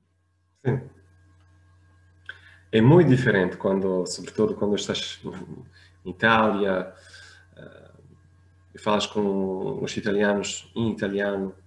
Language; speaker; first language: Portuguese; non-native, fluent; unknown